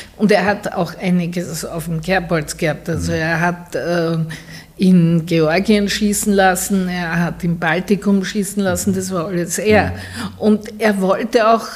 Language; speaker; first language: German; native; German